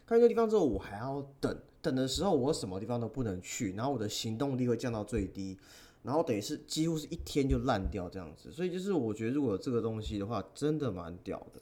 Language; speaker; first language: Chinese; native; Chinese